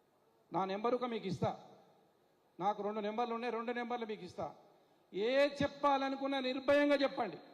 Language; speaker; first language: Telugu; native; Telugu